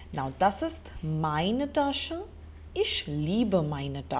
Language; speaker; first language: German; non-native, fluent; Hindi